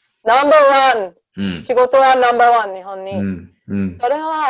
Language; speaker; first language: Japanese; non-native, learner; Danish